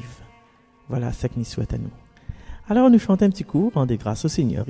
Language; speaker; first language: French; non-native, local second language; Malagasy